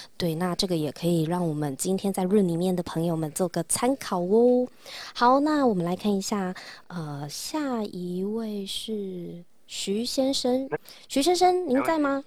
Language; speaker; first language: Chinese; native; Chinese